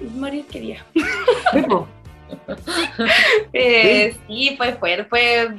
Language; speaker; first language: Spanish; native; Spanish